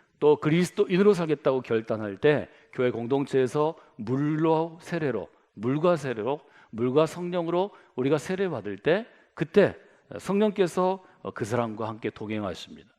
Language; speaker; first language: Korean; native; Korean